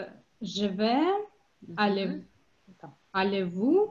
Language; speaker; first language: French; non-native, learner; Russian